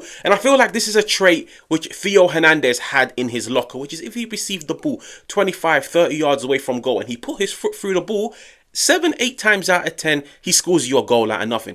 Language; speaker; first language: English; native; English